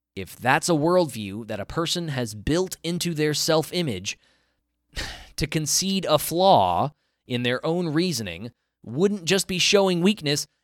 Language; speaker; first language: English; native; English